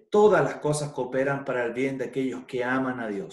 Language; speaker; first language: Spanish; native; Spanish